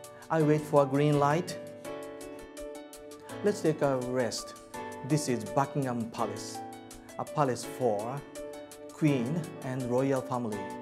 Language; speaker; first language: English; non-native, fluent; Japanese